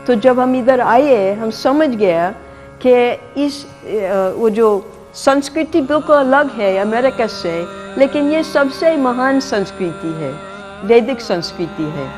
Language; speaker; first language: Hindi; non-native, fluent; English